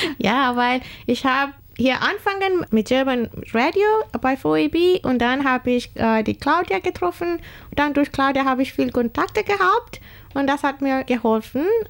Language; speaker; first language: German; non-native, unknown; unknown